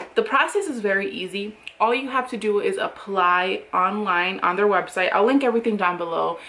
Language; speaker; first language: English; native; English